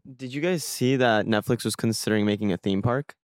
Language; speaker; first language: English; early bilingual, other home language; Spanish